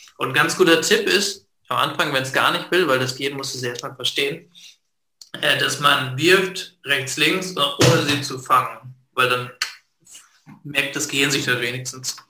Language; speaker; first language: German; native; German